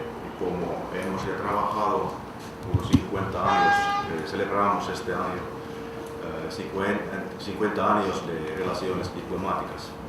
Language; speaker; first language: Spanish; non-native, fluent; Finnish